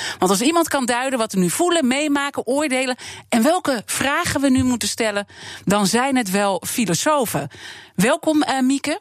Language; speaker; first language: Dutch; native; Dutch